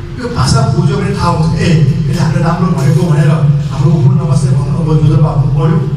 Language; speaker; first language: Nepali; non-native, local second language; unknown